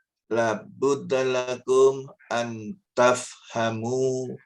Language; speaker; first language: Arabic; non-native, learner; Indonesian